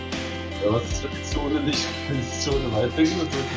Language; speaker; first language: German; native; German